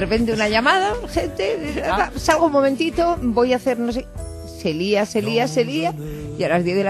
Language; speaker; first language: Spanish; native; Spanish